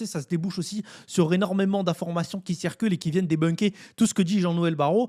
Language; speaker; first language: French; native; French